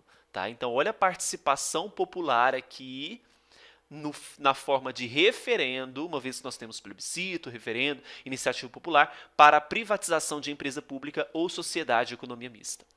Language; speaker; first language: Portuguese; native; Portuguese